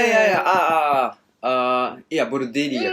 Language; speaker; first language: Indonesian; non-native, learner; Japanese